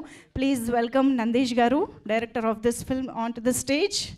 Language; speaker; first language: Telugu; native; Telugu